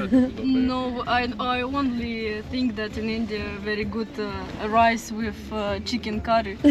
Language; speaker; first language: English; non-native, learner; Russian